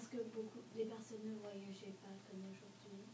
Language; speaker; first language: French; non-native, learner; English